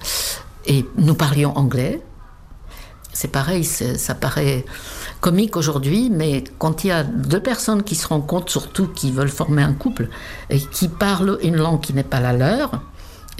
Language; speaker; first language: French; non-native, fluent; Czech